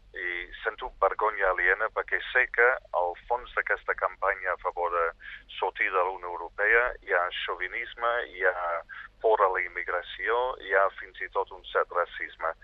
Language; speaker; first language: Catalan; non-native, fluent; English